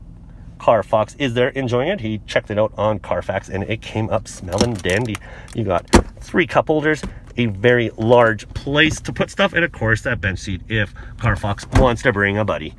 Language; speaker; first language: English; native; English